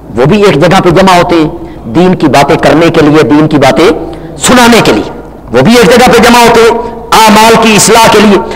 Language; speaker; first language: Urdu; non-native, local second language; Punjabi